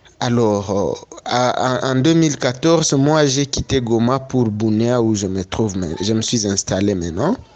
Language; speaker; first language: French; non-native, local second language; Swahili